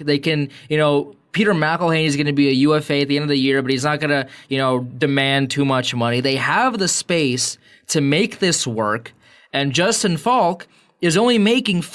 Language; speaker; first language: English; native; English